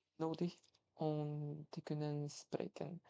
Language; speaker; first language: Dutch; non-native, learner; Portuguese